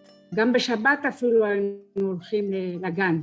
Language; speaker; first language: Hebrew; early bilingual, other home language; French